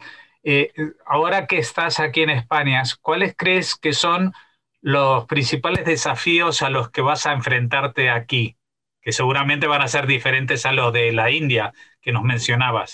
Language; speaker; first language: Spanish; native; Spanish